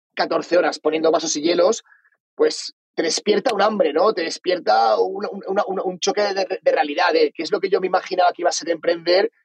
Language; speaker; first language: Spanish; native; Spanish